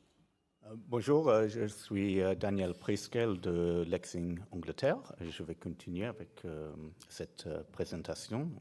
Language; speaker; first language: French; non-native, fluent; English